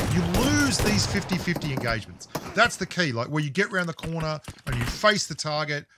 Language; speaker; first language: English; native; English